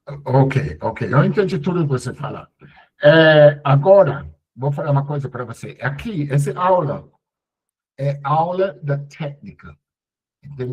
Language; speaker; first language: Portuguese; non-native, learner; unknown